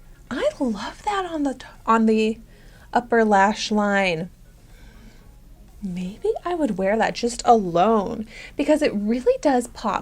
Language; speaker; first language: English; native; English